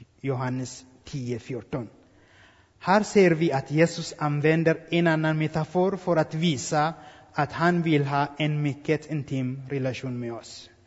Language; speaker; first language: Swedish; non-native, fluent; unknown